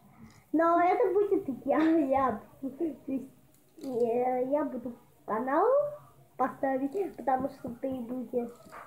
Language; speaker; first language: Russian; early bilingual, heritage; Russian